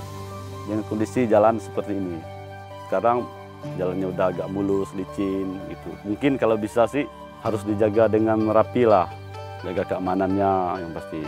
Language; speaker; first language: Indonesian; native; Indonesian